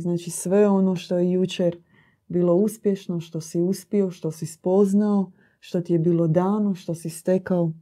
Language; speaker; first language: Croatian; native; Croatian